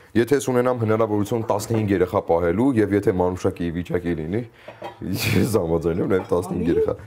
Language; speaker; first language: Armenian; native; Armenian